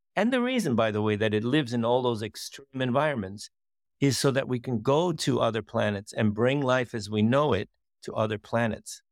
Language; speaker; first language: English; early bilingual, other home language; Dutch